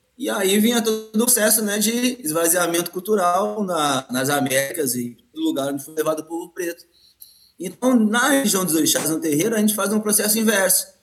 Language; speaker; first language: Portuguese; native; Portuguese